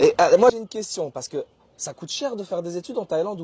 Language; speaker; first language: French; native; French